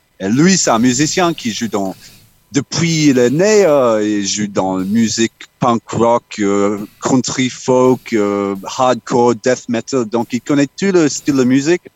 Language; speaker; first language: French; non-native, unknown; English